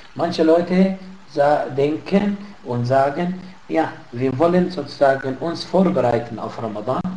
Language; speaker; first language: German; non-native, fluent; Arabic